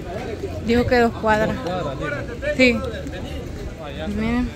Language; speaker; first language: Spanish; native; Spanish